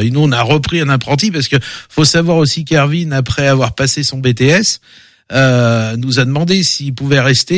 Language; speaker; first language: French; native; French